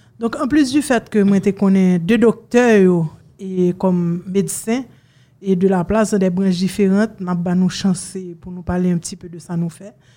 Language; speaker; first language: French; non-native, local second language; Haitian Creole